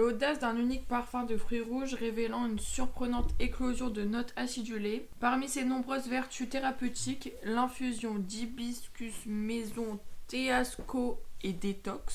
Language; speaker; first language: French; native; French